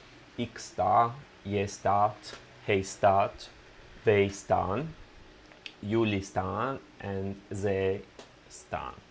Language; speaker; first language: Dutch; non-native, fluent; Italian